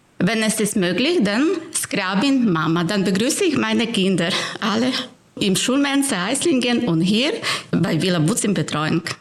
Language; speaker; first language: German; non-native, fluent; Ukrainian